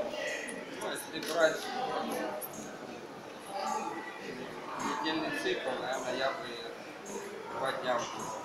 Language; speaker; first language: Russian; native; Russian